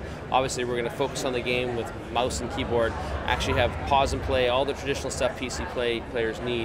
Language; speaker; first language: English; native; English